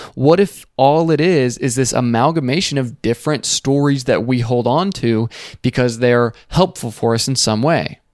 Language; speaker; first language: English; native; English